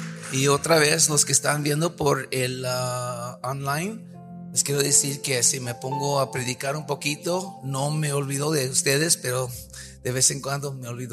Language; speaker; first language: Spanish; early bilingual, heritage; Spanish